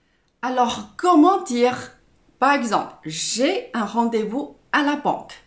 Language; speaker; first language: French; non-native, fluent; Chinese